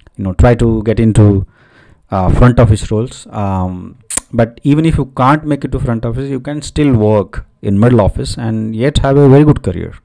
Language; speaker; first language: English; non-native, local second language; Odia